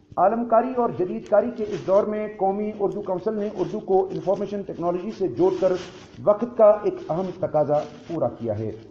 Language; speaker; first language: Urdu; non-native, local second language; Kashmiri